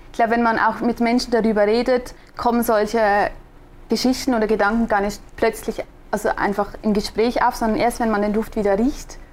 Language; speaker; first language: German; non-native, local second language; Swiss German